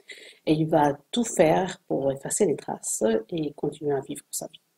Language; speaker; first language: French; non-native, fluent; Spanish